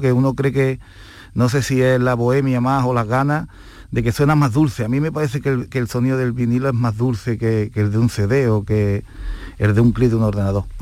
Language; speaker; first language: Spanish; native; Spanish